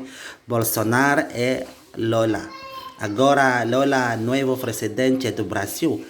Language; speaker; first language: Portuguese; non-native, learner; Indonesian